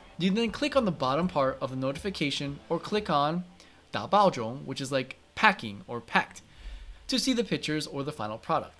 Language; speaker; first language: English; native; English